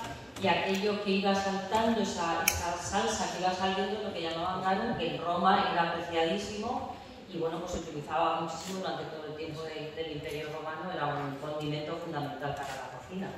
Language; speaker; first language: Spanish; native; Spanish